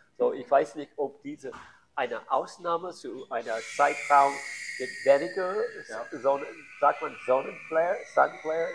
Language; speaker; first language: German; non-native, learner; English